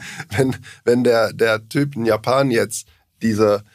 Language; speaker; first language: German; non-native, learner; English